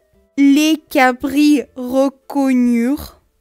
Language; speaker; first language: French; non-native, fluent; Russian